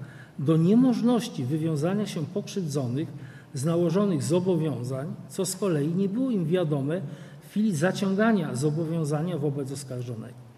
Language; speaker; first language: Polish; native; Polish